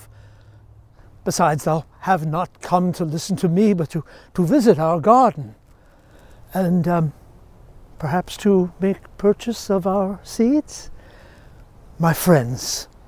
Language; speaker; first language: English; native; English